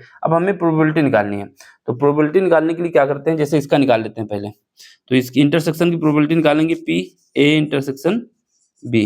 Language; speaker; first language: Hindi; native; Hindi